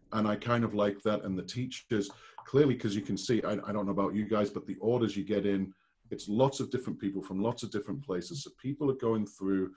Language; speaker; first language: English; native; English